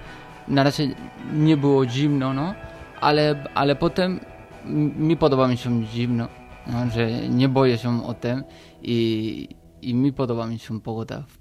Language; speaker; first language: Polish; non-native, learner; Spanish